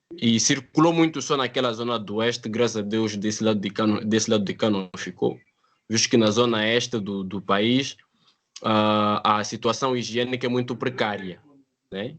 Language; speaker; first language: Portuguese; non-native, fluent; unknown